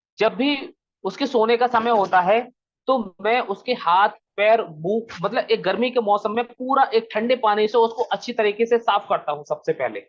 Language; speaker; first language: Hindi; native; Hindi